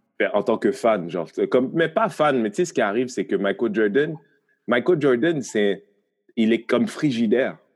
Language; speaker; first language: French; early bilingual, other home language; Haitian Creole